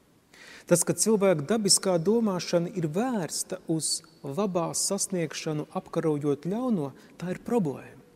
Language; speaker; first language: Latvian; native; Latvian